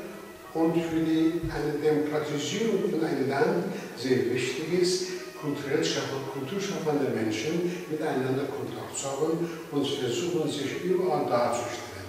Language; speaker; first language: German; non-native, fluent; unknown